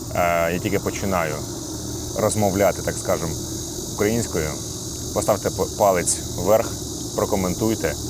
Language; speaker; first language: Ukrainian; non-native, local second language; Russian